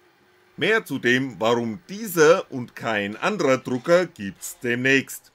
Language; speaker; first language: German; native; German